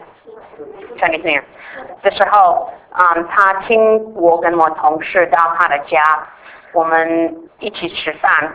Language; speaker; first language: Chinese; non-native, fluent; English